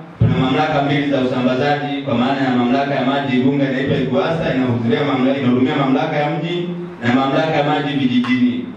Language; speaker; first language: Swahili; native; Swahili